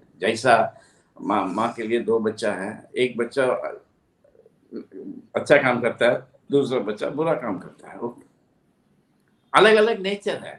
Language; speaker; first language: Hindi; non-native, local second language; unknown